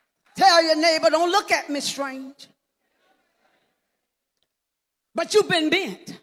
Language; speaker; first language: English; native; English